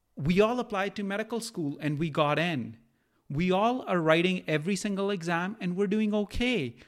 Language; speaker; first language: English; non-native, local second language; Punjabi